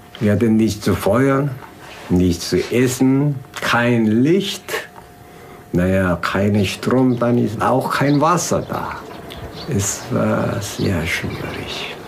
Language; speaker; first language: German; non-native, fluent; Korean